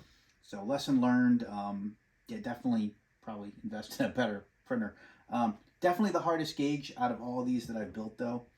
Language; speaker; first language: English; native; English